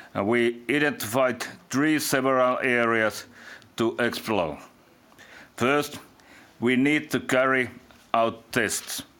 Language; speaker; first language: English; non-native, fluent; Finnish